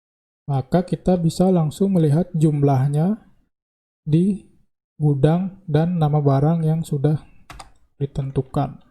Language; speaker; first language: Indonesian; native; Indonesian